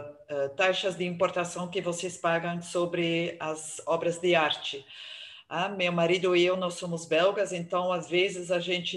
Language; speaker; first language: Portuguese; non-native, fluent; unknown